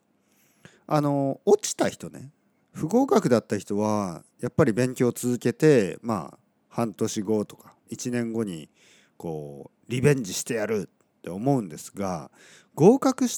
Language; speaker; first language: Japanese; native; Japanese